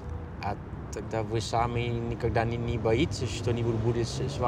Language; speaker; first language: Russian; non-native, learner; Dutch